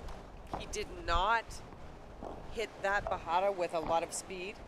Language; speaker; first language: English; native; English